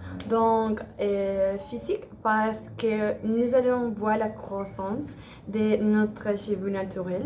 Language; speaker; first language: French; non-native, learner; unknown